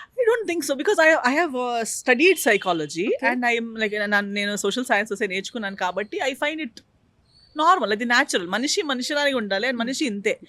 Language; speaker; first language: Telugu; non-native, local second language; Konkani